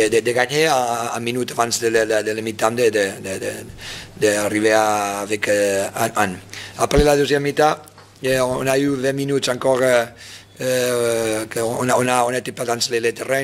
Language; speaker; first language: French; non-native, fluent; Spanish